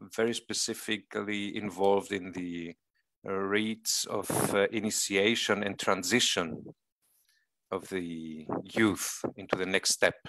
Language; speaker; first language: English; non-native, fluent; Greek